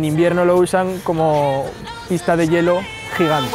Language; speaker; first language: Spanish; native; Spanish